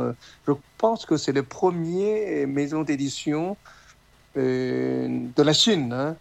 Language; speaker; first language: French; non-native, fluent; Chinese